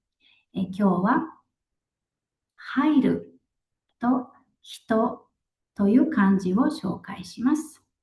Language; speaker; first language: Japanese; non-native, local second language; Mongolian